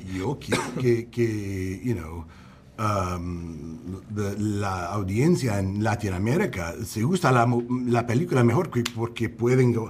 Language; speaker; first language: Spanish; non-native, learner; English